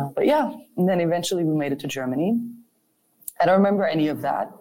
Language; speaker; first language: English; non-native, fluent; German